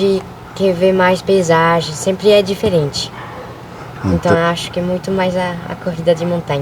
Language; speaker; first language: Portuguese; early bilingual, other home language; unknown